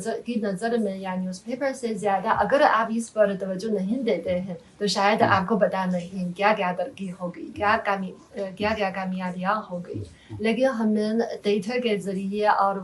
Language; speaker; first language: Hindi; non-native, fluent; Chinese